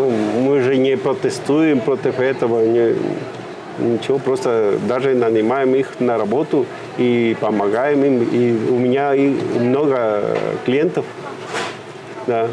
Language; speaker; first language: Russian; non-native, fluent; Spanish